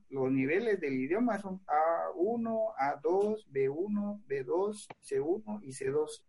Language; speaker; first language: Spanish; native; Spanish